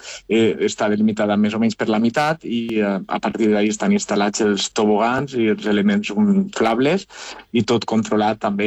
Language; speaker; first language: Catalan; native; Catalan